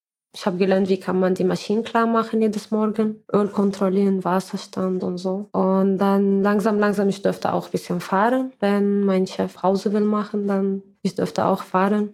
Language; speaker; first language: German; non-native, learner; Arabic